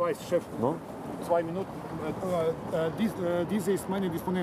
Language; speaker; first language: German; non-native, learner; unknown